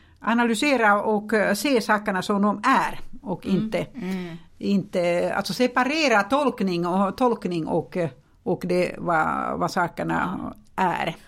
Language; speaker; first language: Swedish; non-native, fluent; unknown